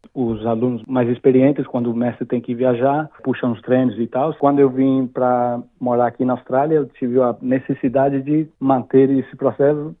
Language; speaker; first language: Portuguese; non-native, fluent; Italian